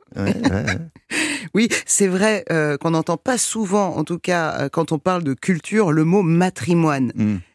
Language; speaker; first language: French; non-native, fluent; Persian